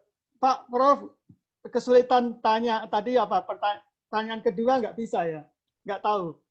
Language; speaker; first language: Indonesian; native; Indonesian